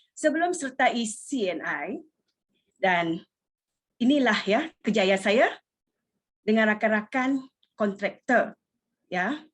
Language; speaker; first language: Malay; non-native, local second language; Iban